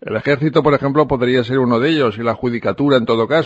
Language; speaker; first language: Spanish; native; Spanish